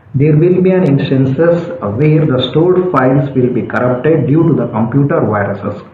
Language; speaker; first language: English; non-native, local second language; Kannada